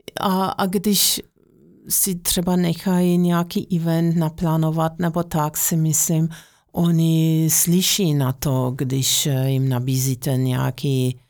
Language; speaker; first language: Czech; non-native, fluent; German